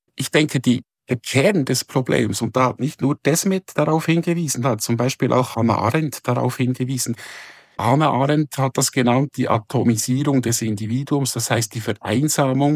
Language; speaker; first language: German; native; German